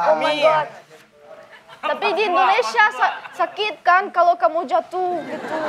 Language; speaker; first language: Indonesian; non-native, learner; German